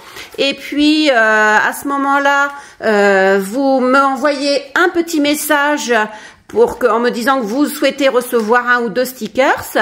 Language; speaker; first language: French; native; French